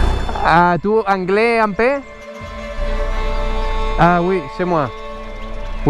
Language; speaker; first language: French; non-native, learner; Spanish